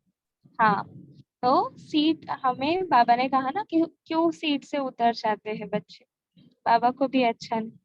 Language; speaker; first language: Hindi; native; Hindi